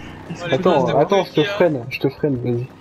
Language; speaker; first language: French; native; French